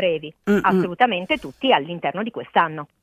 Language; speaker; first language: Italian; native; Italian